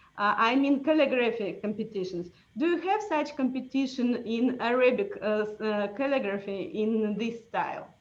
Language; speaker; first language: English; non-native, fluent; Russian